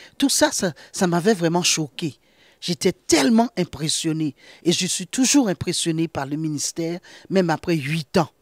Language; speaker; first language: French; non-native, local second language; Haitian Creole